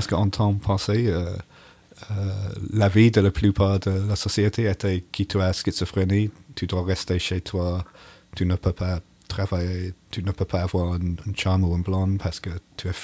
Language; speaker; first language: French; non-native, learner; English